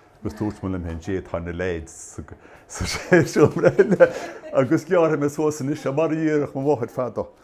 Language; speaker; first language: Irish; native; Irish